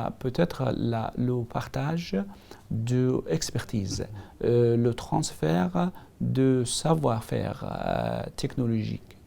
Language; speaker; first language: French; non-native, learner; Arabic